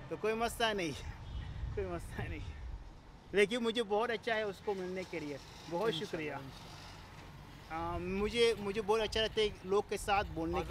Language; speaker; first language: Hindi; non-native, learner; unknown